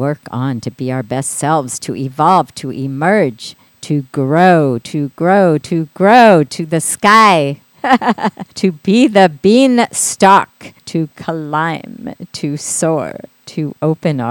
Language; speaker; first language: English; native; English